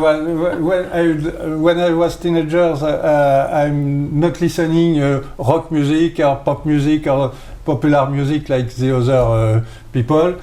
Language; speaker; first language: English; non-native, learner; French